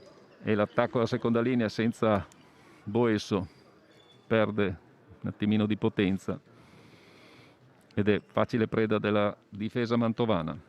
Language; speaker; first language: Italian; native; Italian